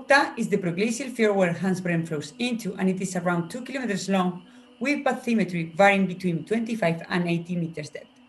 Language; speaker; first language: English; non-native, fluent; Spanish